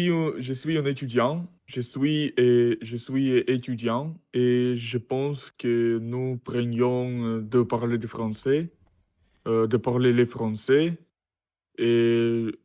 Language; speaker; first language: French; non-native, learner; Russian